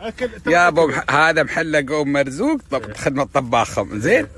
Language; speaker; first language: Arabic; native; Arabic